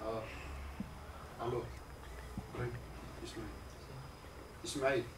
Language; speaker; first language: Swedish; early bilingual, other home language; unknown